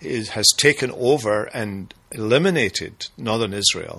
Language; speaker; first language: English; native; English